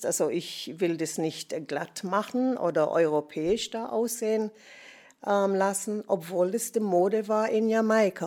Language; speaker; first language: German; non-native, fluent; English